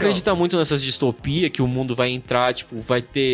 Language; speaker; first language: Portuguese; native; Portuguese